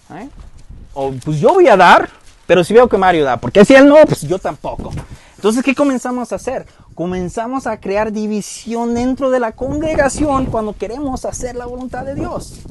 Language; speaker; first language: Spanish; early bilingual, heritage; Spanish